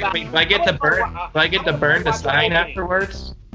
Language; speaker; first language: English; native; English